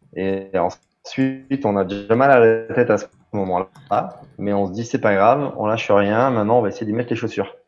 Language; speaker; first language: French; native; French